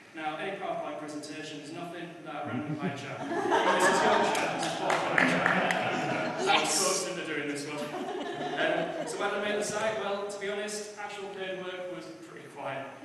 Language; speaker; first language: English; native; English